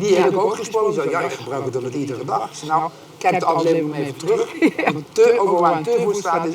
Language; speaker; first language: Dutch; native; Dutch